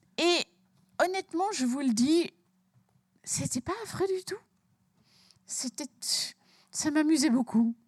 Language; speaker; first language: French; early bilingual, heritage; French